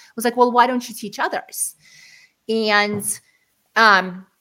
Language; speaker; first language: English; early bilingual, other home language; Ukrainian